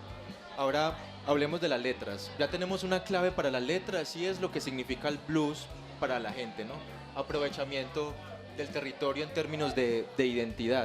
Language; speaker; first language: Spanish; native; Spanish